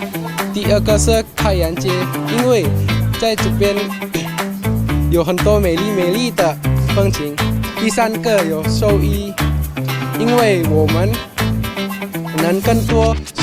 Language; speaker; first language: Chinese; non-native, learner; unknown